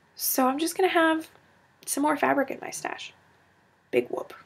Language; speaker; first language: English; native; English